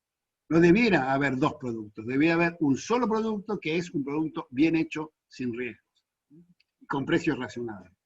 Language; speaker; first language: Spanish; native; Spanish